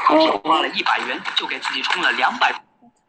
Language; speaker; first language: English; non-native, learner; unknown